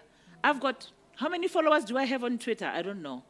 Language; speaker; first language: English; non-native, local second language; Northern Sotho